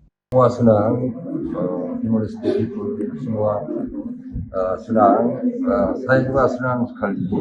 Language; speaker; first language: Indonesian; non-native, learner; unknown